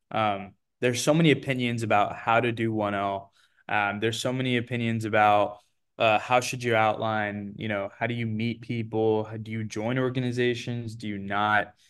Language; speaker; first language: English; early bilingual, other home language; Portuguese